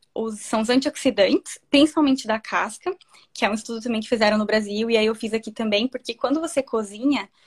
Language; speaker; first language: Portuguese; native; Portuguese